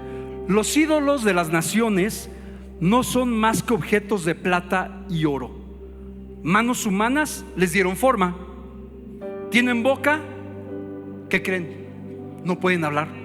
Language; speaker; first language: Spanish; native; Spanish